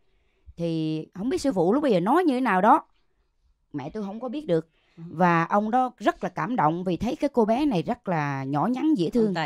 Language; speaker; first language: Vietnamese; native; Vietnamese